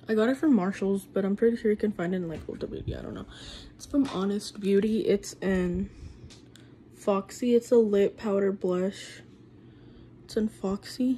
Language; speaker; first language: English; early bilingual, other home language; Spanish